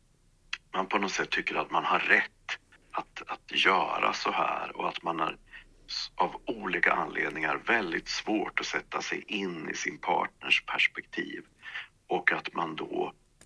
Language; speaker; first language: Swedish; native; Swedish